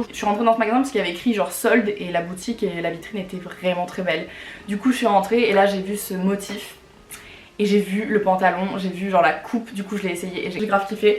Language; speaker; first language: French; native; French